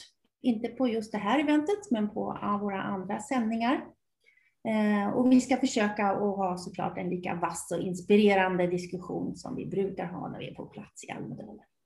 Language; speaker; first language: Swedish; native; Swedish